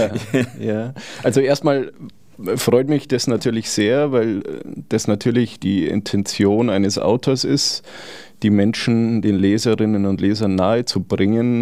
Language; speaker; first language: German; native; German